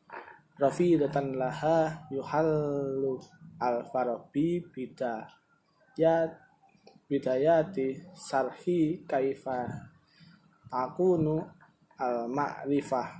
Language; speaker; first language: Arabic; non-native, learner; Indonesian